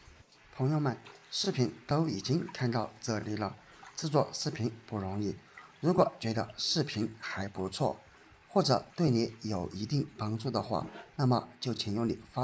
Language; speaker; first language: Chinese; native; Chinese